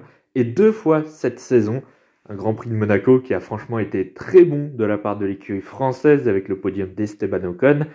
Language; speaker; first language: French; native; French